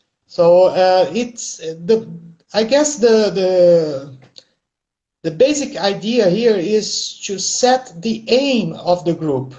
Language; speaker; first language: English; non-native, fluent; Portuguese